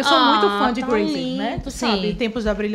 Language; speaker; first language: Portuguese; native; Portuguese